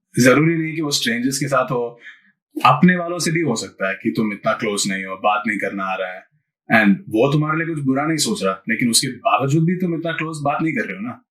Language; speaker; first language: Hindi; non-native, local second language; Malayalam